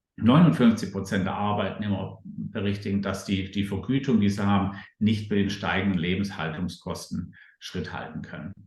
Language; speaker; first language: German; native; German